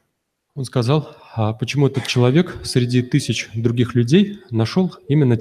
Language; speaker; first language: Russian; native; Russian